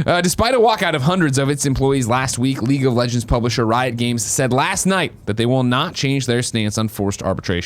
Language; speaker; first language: English; native; English